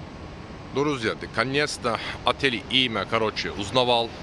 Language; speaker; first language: Russian; non-native, learner; Turkish